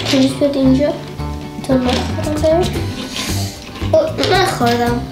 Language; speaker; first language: Persian; early bilingual, heritage; Persian